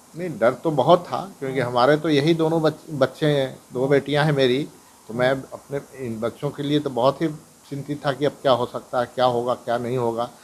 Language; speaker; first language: Hindi; native; Hindi